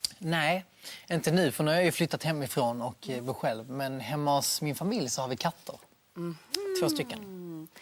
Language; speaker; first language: Swedish; native; Swedish